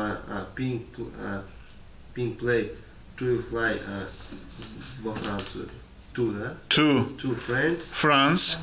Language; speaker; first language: English; non-native, learner; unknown